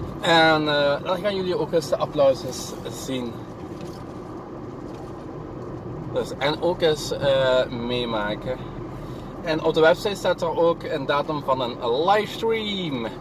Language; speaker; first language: Dutch; native; Dutch